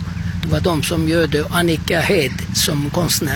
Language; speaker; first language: Swedish; non-native, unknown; Turkish